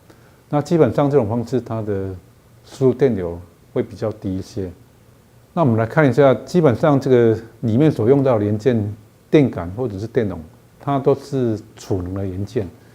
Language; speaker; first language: Chinese; native; Chinese